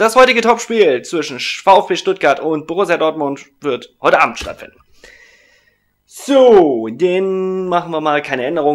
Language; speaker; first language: German; native; German